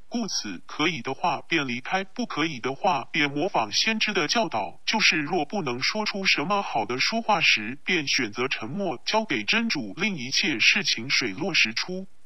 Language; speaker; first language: Chinese; non-native, local second language; Cantonese